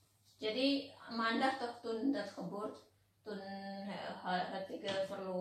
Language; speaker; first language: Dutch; non-native, learner; Indonesian